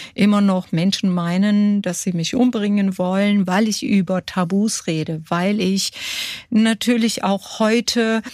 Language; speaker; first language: German; early bilingual, other home language; Kurdish